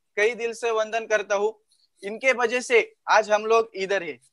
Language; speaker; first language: Hindi; non-native, local second language; Marathi